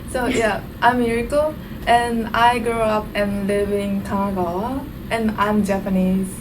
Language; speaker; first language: English; non-native, learner; Japanese